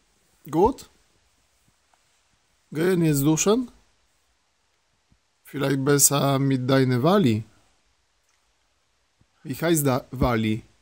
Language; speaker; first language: German; non-native, learner; Polish